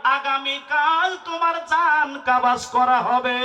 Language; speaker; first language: Bangla; non-native, local second language; Assamese